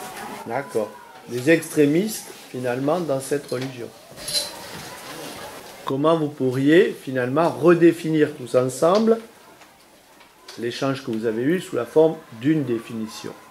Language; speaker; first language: French; native; French